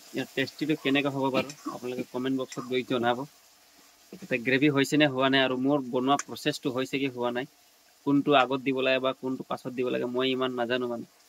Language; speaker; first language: Assamese; non-native, local second language; Sadri